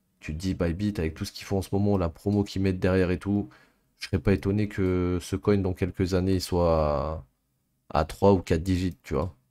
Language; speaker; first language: French; native; French